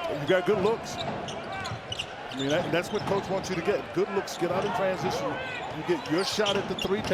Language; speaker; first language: English; native; English